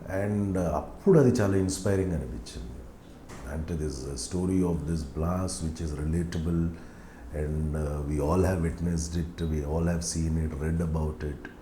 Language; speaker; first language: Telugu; native; Telugu